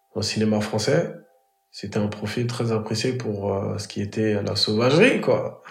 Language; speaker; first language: French; native; French